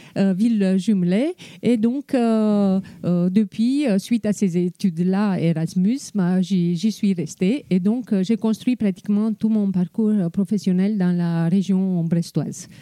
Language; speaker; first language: French; non-native, fluent; Romanian